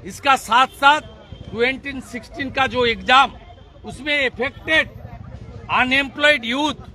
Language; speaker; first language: Hindi; non-native, local second language; Bangla